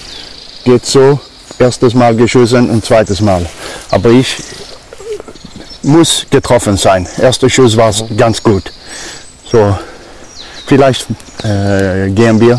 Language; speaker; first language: German; non-native, learner; Danish